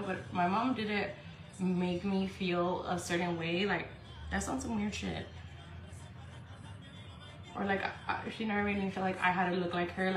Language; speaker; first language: English; early bilingual, other home language; Spanish